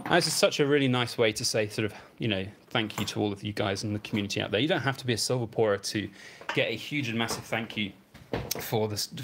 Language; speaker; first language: English; native; English